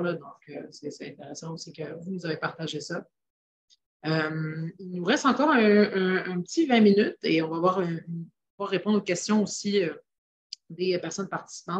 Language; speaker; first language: French; native; French